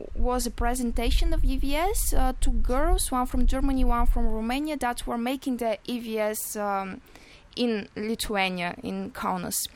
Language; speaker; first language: English; non-native, fluent; Bulgarian